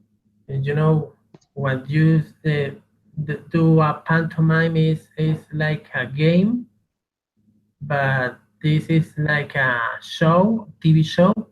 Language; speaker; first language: English; non-native, learner; Spanish